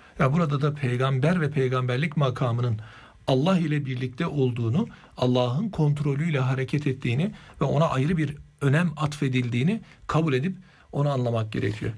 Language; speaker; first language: Turkish; native; Turkish